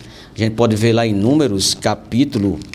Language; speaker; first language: Portuguese; native; Portuguese